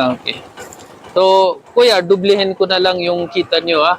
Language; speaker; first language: Filipino; non-native, learner; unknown